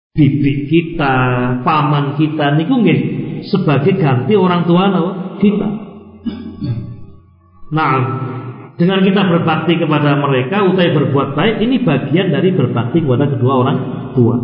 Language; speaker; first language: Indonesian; non-native, local second language; Javanese